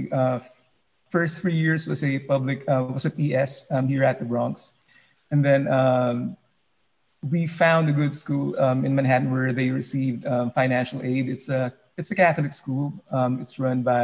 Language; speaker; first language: English; non-native, local second language; Filipino